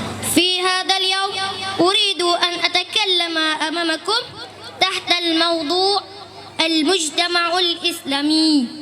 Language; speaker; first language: Arabic; non-native, learner; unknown